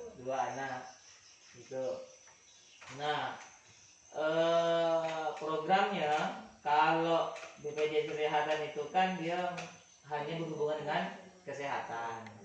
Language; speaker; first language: Malay; native; Malay